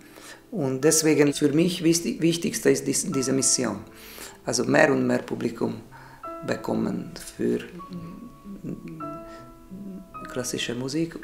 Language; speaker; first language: German; non-native, learner; Hungarian